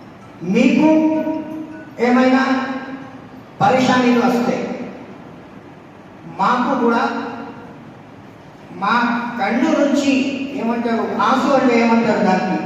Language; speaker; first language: Telugu; non-native, local second language; Urdu